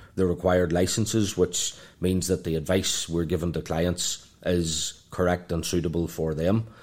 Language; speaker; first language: English; native; English